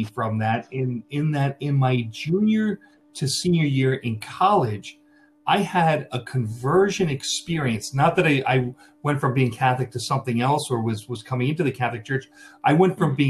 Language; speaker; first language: English; native; English